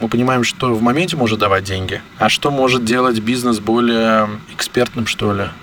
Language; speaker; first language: Russian; native; Russian